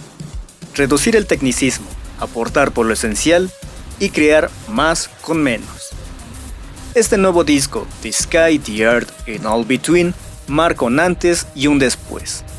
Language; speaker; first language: Spanish; native; Spanish